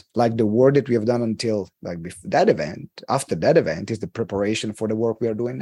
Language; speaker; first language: English; non-native, fluent; Italian